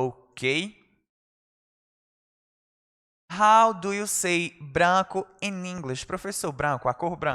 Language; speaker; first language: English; non-native, fluent; Portuguese